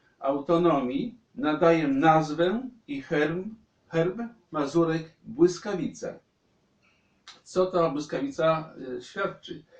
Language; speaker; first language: Polish; native; Polish